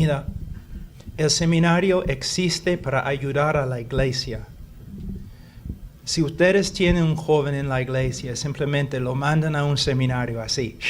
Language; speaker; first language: Spanish; non-native, fluent; English